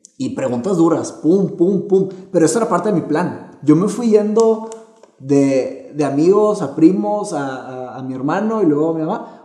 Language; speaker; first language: Spanish; early bilingual, other home language; Portuguese